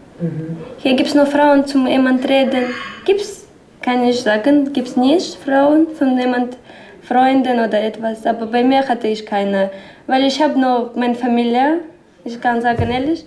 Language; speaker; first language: German; non-native, learner; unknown